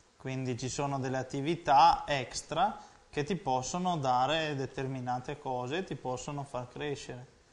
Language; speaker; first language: Italian; native; Italian